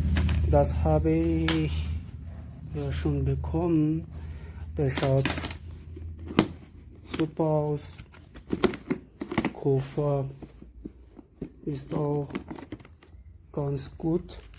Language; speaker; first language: German; non-native, learner; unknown